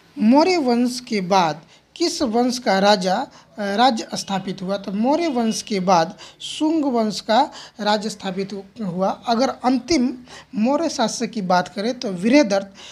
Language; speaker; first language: Hindi; native; Hindi